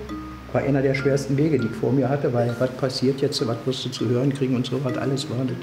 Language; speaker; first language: German; native; German